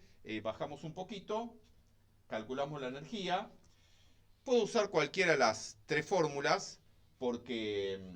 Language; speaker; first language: Spanish; native; Spanish